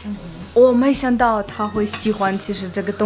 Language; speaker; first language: Chinese; non-native, fluent; Russian